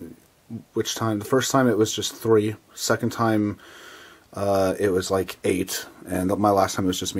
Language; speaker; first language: English; native; English